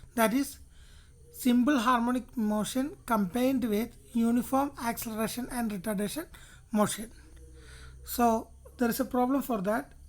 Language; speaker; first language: English; non-native, local second language; Malayalam